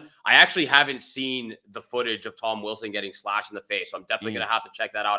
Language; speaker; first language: English; native; English